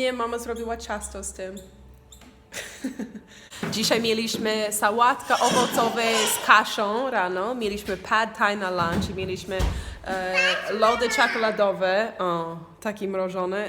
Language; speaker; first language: Polish; non-native, learner; English